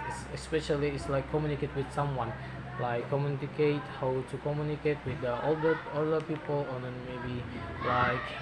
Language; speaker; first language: English; non-native, learner; Indonesian